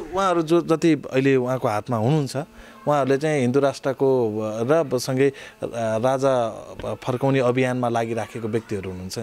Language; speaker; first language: Nepali; native; Nepali